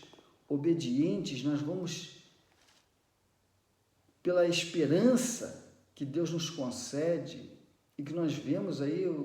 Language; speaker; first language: Portuguese; native; Portuguese